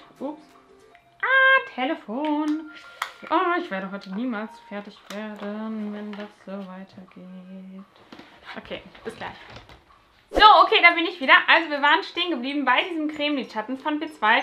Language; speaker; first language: German; native; German